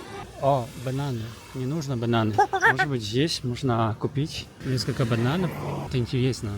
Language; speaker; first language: Russian; non-native, learner; Japanese